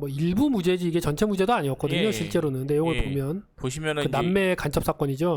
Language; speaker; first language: Korean; native; Korean